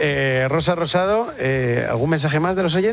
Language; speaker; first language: Spanish; native; Spanish